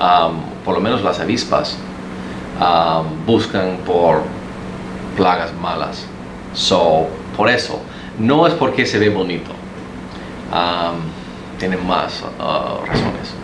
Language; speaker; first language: Spanish; early bilingual, heritage; Spanish